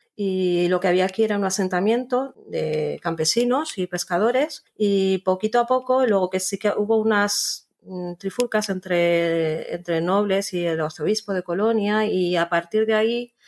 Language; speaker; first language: Spanish; native; Spanish